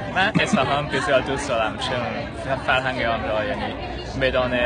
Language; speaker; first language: Persian; non-native, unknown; Chinese